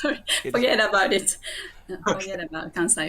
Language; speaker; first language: English; non-native, learner; Japanese